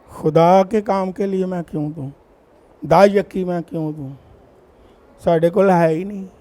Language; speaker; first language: Urdu; non-native, local second language; Punjabi